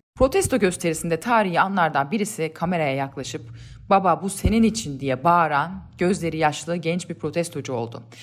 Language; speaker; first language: Turkish; native; Turkish